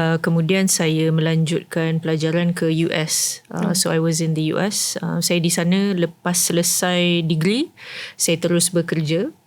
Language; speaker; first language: Malay; early bilingual, heritage; Malay